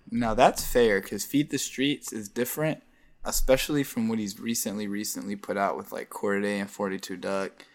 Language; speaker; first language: English; native; English